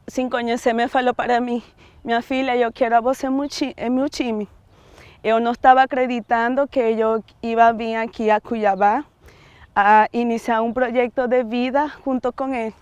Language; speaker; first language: Portuguese; non-native, learner; Spanish